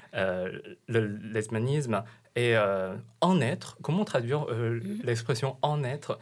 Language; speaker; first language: French; non-native, fluent; Chinese